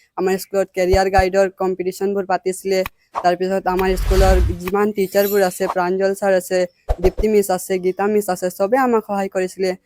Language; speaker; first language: Assamese; native; Assamese